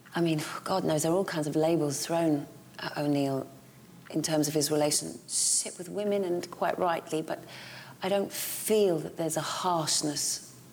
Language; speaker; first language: English; native; English